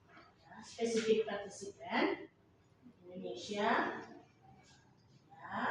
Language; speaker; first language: English; non-native, fluent; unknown